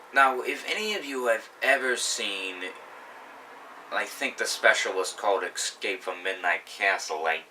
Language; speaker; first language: English; native; English